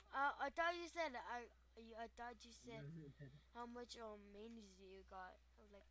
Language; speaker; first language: English; native; English